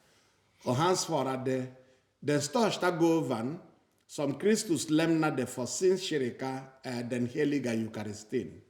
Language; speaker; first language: Swedish; non-native, fluent; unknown